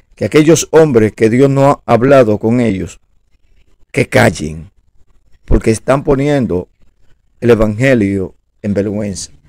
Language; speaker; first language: Spanish; native; Spanish